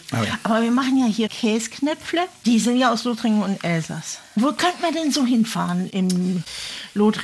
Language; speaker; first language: German; native; German